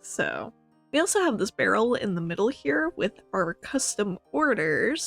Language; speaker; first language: English; native; English